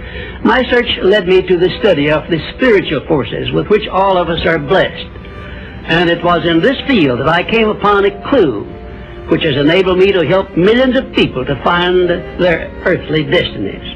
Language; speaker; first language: English; native; English